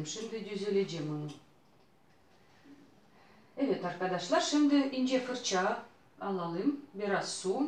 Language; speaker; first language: Turkish; non-native, learner; Russian